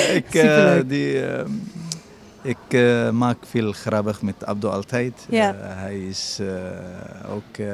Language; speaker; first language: Dutch; non-native, learner; Arabic